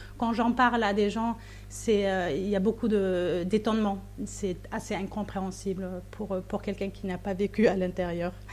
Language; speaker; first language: French; non-native, fluent; German